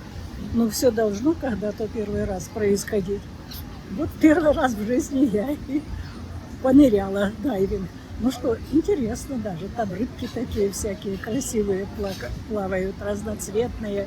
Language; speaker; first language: Russian; native; Russian